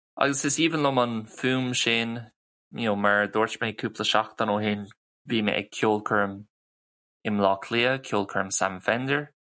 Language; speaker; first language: Irish; non-native, local second language; English